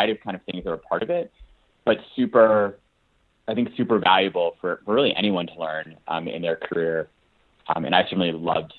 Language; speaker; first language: English; native; English